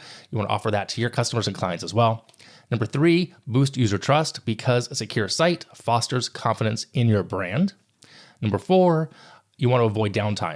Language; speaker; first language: English; native; English